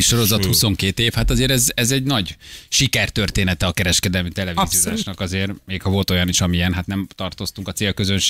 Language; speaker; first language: Hungarian; native; Hungarian